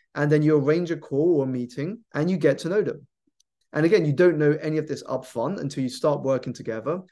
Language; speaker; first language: English; native; English